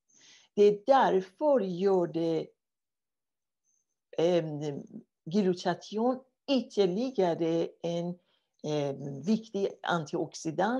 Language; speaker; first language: Swedish; non-native, fluent; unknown